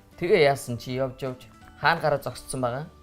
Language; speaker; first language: Mongolian; native; Mongolian